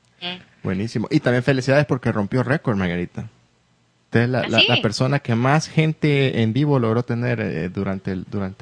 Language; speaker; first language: Spanish; native; Spanish